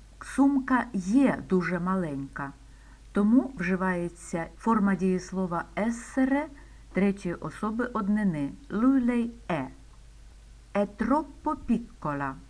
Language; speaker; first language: Ukrainian; native; Ukrainian